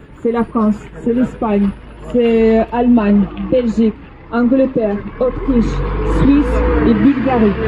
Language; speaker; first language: French; non-native, fluent; Russian